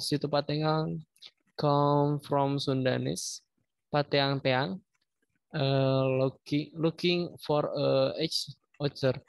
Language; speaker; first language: English; non-native, learner; Indonesian